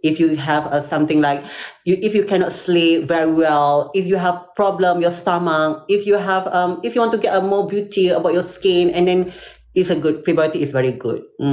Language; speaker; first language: English; non-native, local second language; Malay